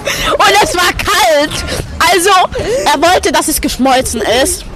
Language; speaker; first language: German; non-native, learner; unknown